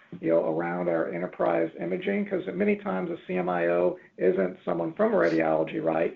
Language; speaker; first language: English; native; English